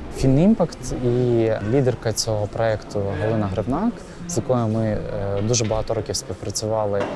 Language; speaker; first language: Ukrainian; native; Ukrainian